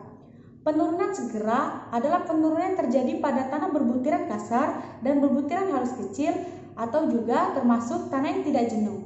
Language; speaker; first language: Indonesian; native; Indonesian